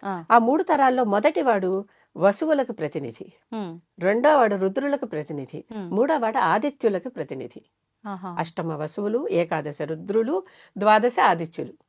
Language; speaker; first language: Telugu; native; Telugu